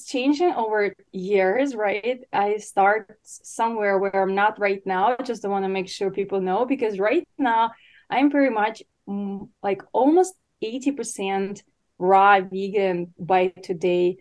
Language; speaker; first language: English; non-native, fluent; Ukrainian